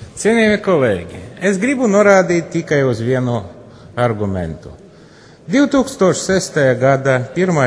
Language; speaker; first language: Latvian; non-native, local second language; Russian